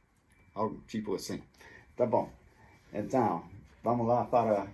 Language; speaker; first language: Portuguese; non-native, fluent; English